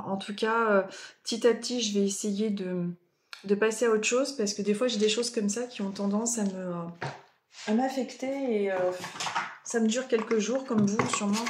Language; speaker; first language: French; native; French